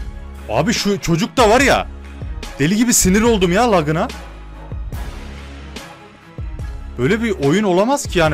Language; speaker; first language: Turkish; native; Turkish